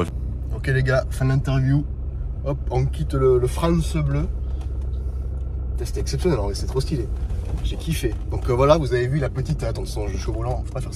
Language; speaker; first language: French; native; French